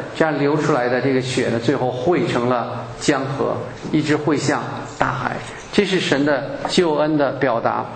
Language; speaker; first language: Chinese; native; Chinese